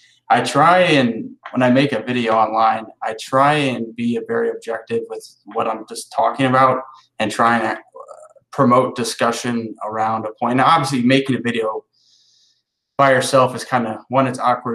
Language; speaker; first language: English; native; English